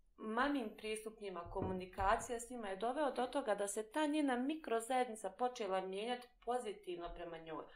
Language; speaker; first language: Bosnian; native; Bosnian